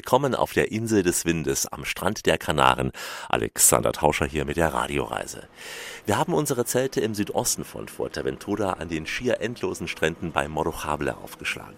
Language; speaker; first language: German; native; German